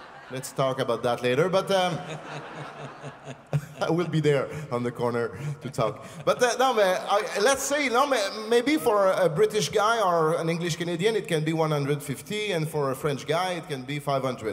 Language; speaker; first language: English; non-native, fluent; French